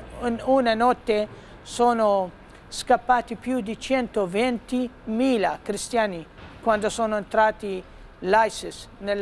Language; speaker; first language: Italian; non-native, fluent; Arabic